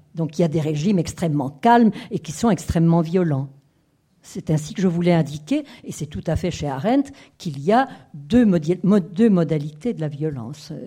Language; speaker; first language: French; native; French